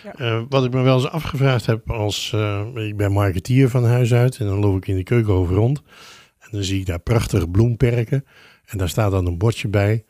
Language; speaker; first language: Dutch; native; Dutch